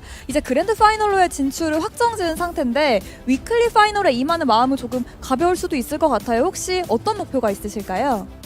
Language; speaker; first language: Korean; native; Korean